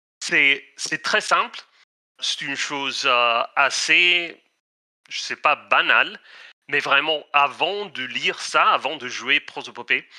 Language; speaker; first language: French; non-native, fluent; Swedish